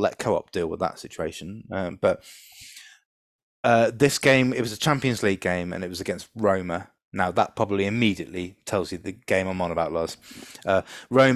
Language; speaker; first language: English; native; English